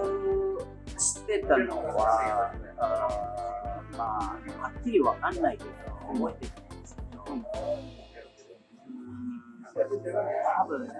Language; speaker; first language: Japanese; non-native, fluent; Indonesian